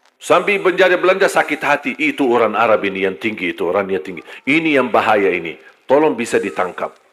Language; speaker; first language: Malay; non-native, fluent; Arabic